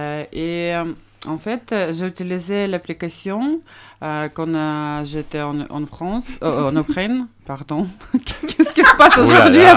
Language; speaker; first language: French; non-native, learner; Russian